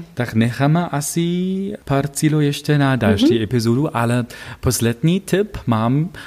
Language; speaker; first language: Czech; non-native, fluent; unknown